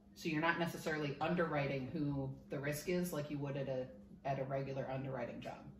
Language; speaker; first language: English; native; English